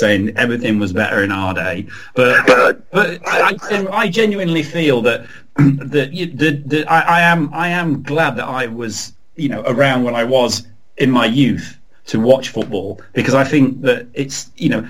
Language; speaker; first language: English; native; English